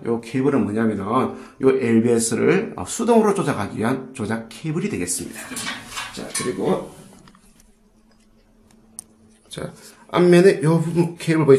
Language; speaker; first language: Korean; native; Korean